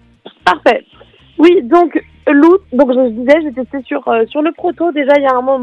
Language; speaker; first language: French; native; French